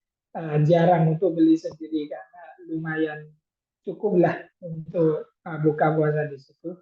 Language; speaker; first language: Indonesian; non-native, fluent; Thai